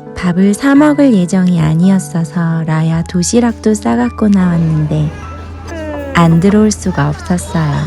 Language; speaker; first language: Korean; native; Korean